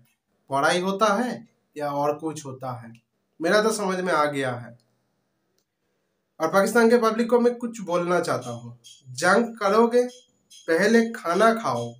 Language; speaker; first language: Hindi; non-native, local second language; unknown